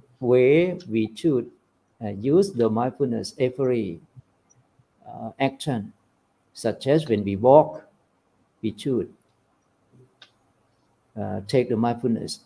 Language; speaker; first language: English; non-native, fluent; Thai